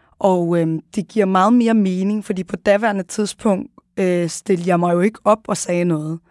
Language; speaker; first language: Danish; early bilingual, other home language; Arabic